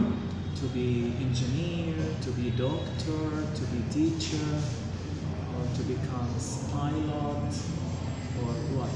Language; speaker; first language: English; non-native, learner; Arabic